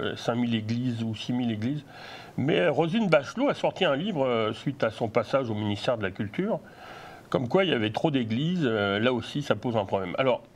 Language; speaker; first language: French; native; French